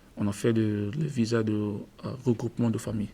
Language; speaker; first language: French; non-native, learner; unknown